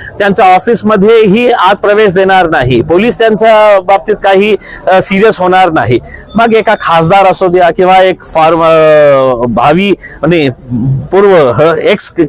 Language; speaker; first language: Marathi; non-native, local second language; Urdu